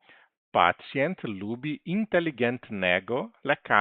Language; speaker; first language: Polish; non-native, learner; Portuguese